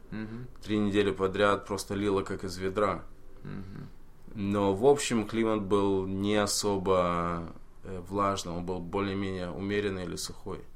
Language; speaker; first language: Russian; early bilingual, heritage; Russian